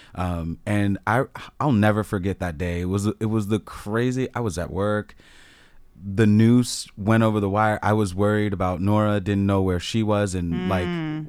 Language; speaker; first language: English; native; English